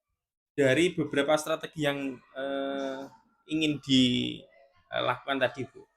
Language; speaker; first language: Indonesian; native; Indonesian